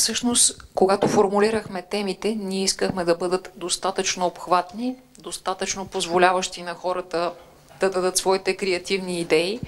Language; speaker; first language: Bulgarian; native; Bulgarian